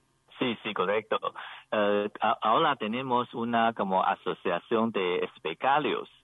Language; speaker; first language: Spanish; non-native, learner; Chinese